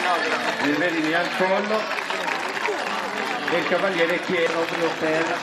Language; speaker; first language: Italian; native; Italian